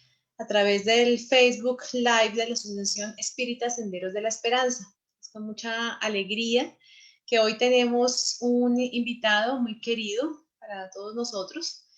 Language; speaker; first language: Spanish; native; Spanish